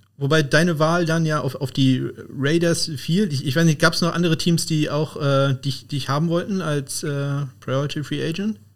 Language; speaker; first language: German; native; German